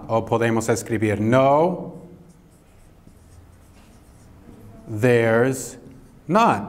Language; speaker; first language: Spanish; non-native, fluent; English